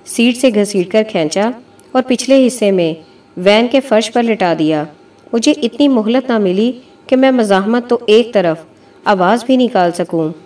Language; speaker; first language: Urdu; native; Urdu